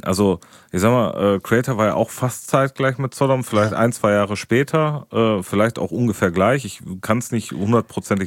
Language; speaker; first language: German; native; German